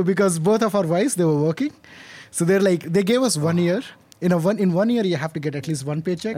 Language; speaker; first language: English; non-native, local second language; Hindi